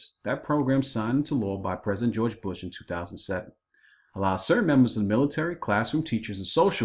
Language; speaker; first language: English; native; English